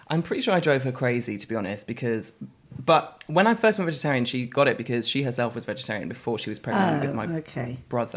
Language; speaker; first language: English; native; English